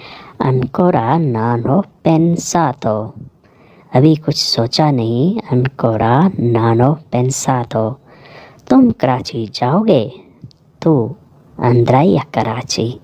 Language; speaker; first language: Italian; non-native, learner; Urdu